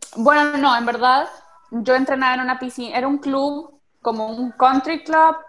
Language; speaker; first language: Spanish; native; Spanish